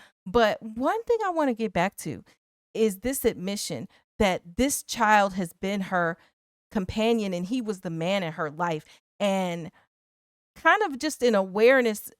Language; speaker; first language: English; native; English